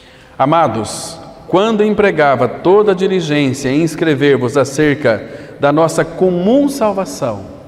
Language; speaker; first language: Portuguese; native; Portuguese